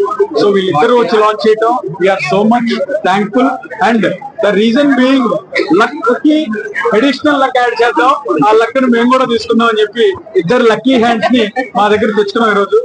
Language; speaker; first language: Telugu; native; Telugu